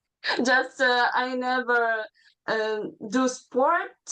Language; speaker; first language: English; non-native, learner; Ukrainian